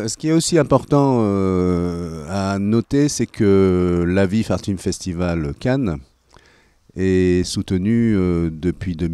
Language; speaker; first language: French; native; French